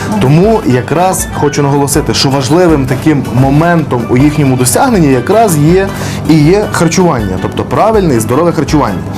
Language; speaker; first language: Ukrainian; native; Ukrainian